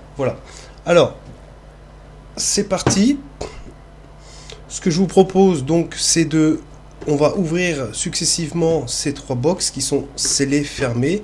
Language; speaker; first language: French; native; French